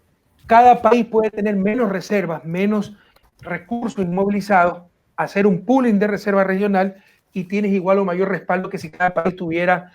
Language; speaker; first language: Spanish; native; Spanish